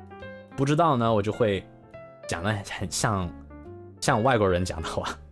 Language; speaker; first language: Chinese; non-native, learner; English